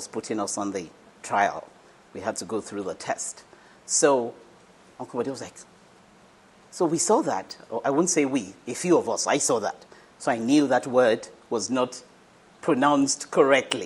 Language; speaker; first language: English; non-native, local second language; Yoruba